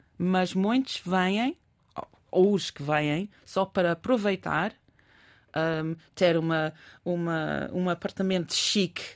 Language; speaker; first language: Portuguese; non-native, fluent; English